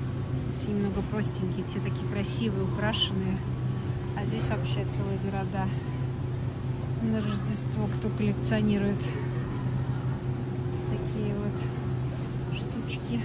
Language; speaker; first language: Russian; native; Russian